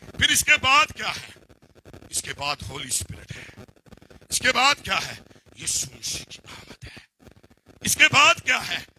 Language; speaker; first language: Urdu; non-native, local second language; Punjabi